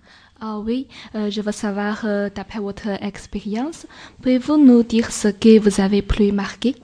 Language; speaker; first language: French; non-native, learner; Chinese